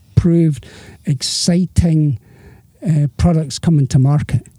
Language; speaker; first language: English; native; English